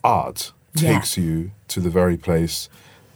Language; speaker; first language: English; non-native, local second language; Yoruba